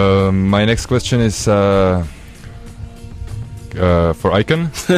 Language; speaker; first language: English; non-native, fluent; Czech